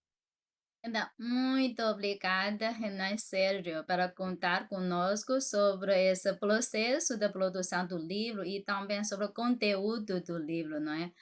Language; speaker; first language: Portuguese; non-native, fluent; Chinese